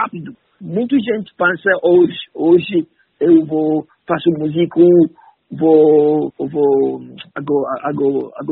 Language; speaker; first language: Portuguese; non-native, learner; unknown